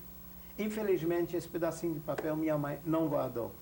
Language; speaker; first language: Portuguese; non-native, fluent; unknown